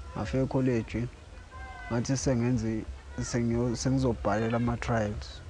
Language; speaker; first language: Zulu; native; Zulu